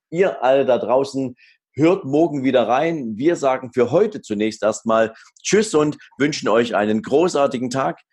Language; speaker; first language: German; native; German